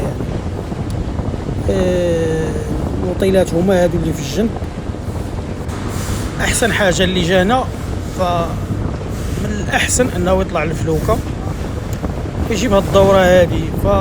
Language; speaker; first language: Arabic; native; Arabic